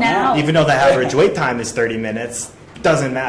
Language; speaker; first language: English; native; English